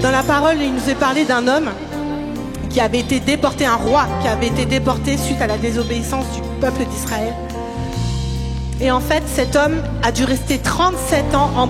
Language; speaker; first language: French; native; French